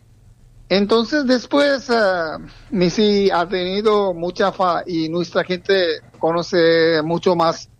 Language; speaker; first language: Spanish; non-native, learner; Bangla